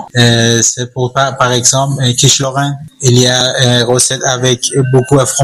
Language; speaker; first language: French; non-native, learner; Persian